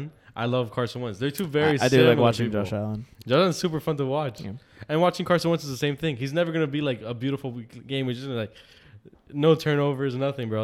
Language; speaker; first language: English; native; English